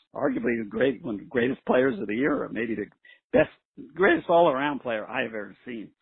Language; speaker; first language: English; native; English